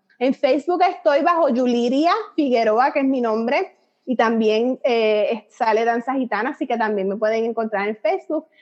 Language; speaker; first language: Spanish; native; Spanish